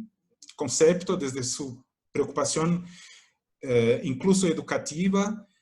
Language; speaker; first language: Spanish; non-native, fluent; Portuguese